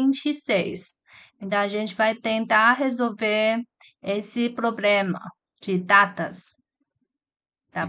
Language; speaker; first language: Portuguese; non-native, learner; Chinese